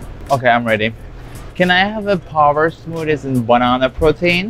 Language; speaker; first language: English; non-native, learner; Turkish